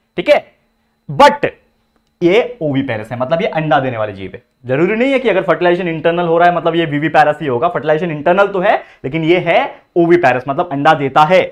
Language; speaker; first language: Hindi; native; Hindi